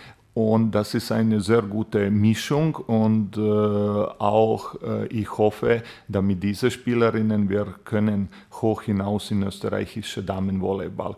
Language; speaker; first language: German; non-native, fluent; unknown